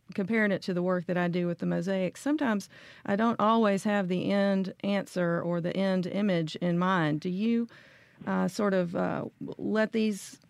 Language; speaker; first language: English; native; English